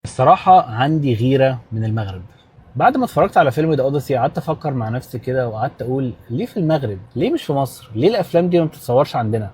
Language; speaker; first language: Arabic; native; Arabic